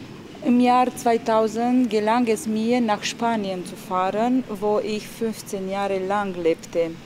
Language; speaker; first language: German; non-native, learner; Romanian